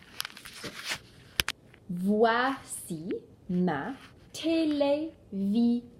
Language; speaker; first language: French; non-native, local second language; English